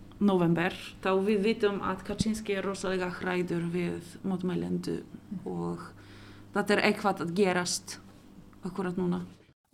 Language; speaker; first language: Icelandic; non-native, local second language; Polish